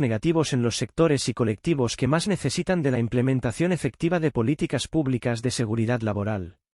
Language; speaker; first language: Spanish; native; Spanish